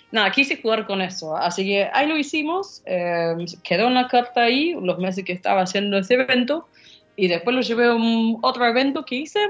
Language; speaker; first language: Spanish; non-native, fluent; English